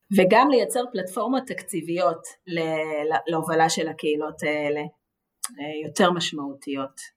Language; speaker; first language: Hebrew; native; Hebrew